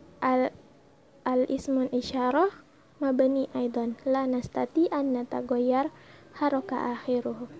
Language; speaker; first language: Arabic; non-native, learner; Indonesian